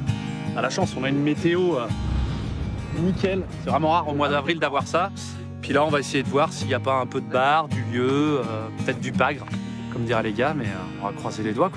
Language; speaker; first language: French; native; French